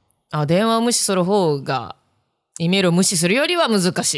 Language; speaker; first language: Japanese; native; Japanese